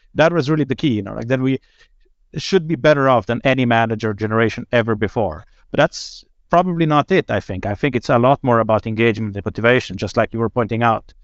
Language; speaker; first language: English; non-native, fluent; Slovenian